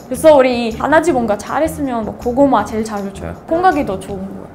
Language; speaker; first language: Korean; non-native, fluent; Russian